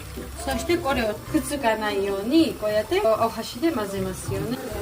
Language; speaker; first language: Japanese; non-native, fluent; Georgian